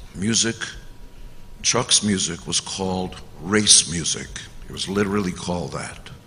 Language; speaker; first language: English; early bilingual, other home language; Hungarian